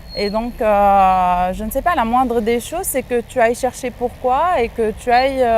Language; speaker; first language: French; non-native, local second language; Arabic